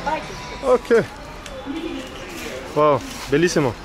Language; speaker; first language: Italian; non-native, learner; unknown